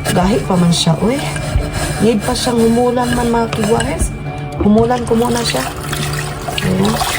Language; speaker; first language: Filipino; non-native, local second language; Cebuano